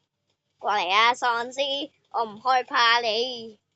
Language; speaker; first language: Chinese; native; Chinese